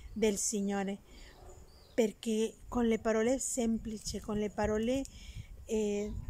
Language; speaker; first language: Italian; non-native, learner; Spanish